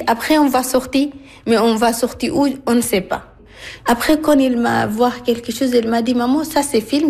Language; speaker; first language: French; non-native, learner; Arabic